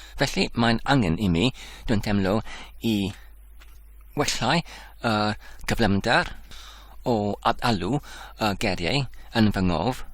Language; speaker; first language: Welsh; non-native, learner; Dutch